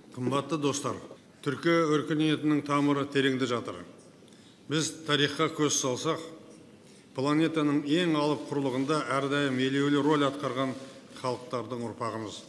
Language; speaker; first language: Kazakh; native; Kazakh